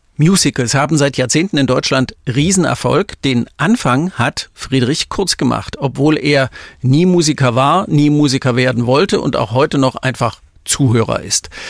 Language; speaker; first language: German; native; German